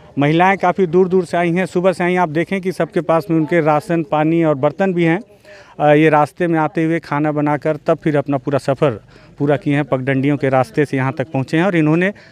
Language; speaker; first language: Hindi; native; Hindi